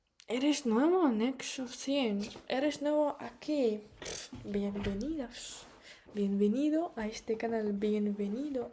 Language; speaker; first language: Spanish; non-native, fluent; Russian